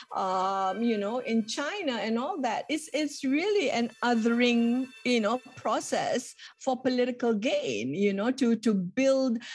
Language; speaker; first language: English; non-native, local second language; Malay